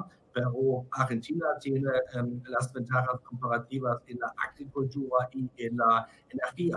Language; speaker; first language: Spanish; non-native, fluent; German